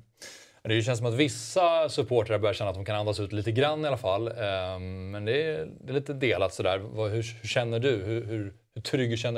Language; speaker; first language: Swedish; native; Swedish